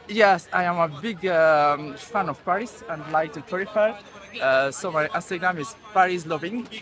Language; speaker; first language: English; non-native, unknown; French